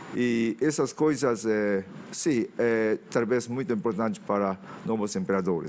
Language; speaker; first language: Portuguese; non-native, fluent; Japanese